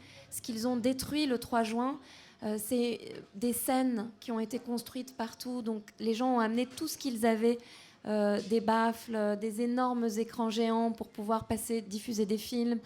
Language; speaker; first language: French; native; French